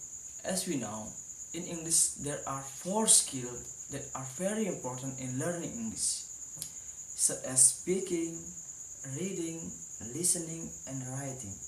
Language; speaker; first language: English; non-native, learner; Indonesian